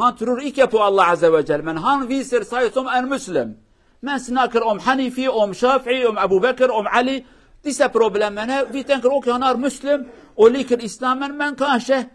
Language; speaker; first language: Norwegian; non-native, learner; Kurdish